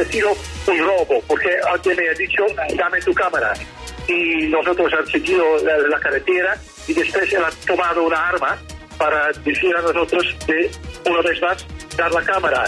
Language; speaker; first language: Spanish; non-native, learner; Dutch